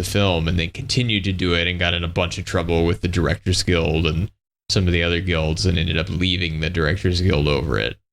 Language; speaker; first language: English; native; English